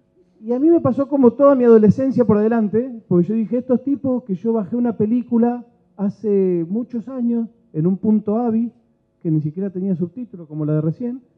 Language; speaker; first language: Spanish; native; Spanish